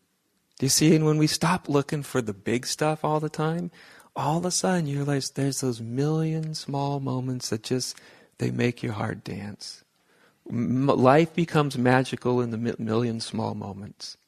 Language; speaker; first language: English; native; English